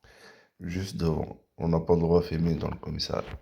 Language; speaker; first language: French; non-native, learner; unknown